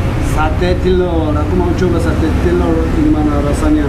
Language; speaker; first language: Indonesian; non-native, learner; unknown